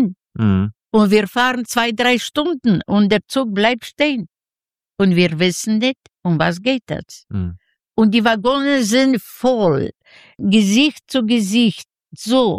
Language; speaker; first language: German; non-native, learner; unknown